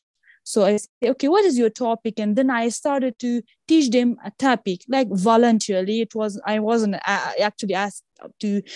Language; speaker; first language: English; non-native, fluent; Persian